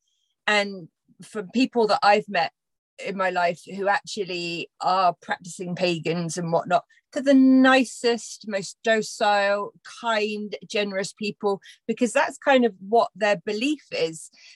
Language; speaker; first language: English; native; English